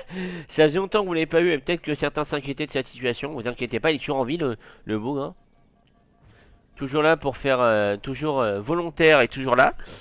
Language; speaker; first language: French; native; French